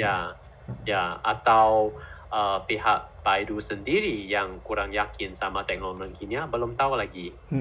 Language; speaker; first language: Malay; non-native, fluent; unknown